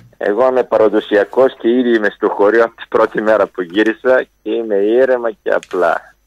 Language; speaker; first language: Greek; non-native, fluent; Bulgarian